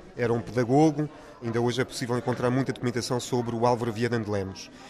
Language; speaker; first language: Portuguese; early bilingual, other home language; French